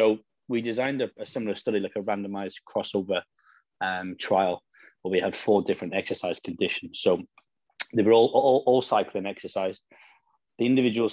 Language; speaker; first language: English; native; English